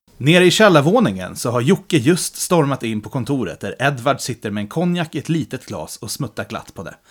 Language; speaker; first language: Swedish; native; Swedish